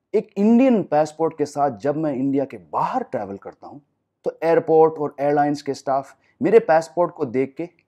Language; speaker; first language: Hindi; non-native, local second language; English